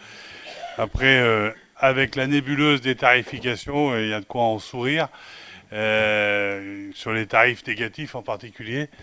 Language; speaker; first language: French; native; French